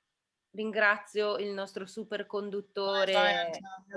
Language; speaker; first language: Italian; native; Italian